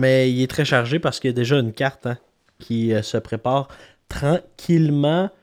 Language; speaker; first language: French; native; French